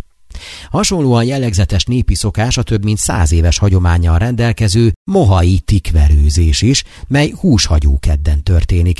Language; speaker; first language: Hungarian; native; Hungarian